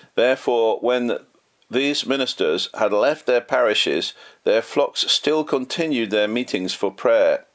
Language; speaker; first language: English; native; English